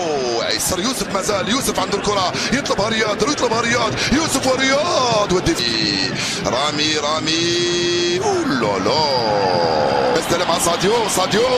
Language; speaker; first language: Arabic; native; Arabic